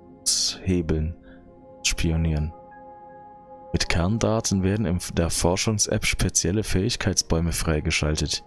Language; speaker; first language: German; native; German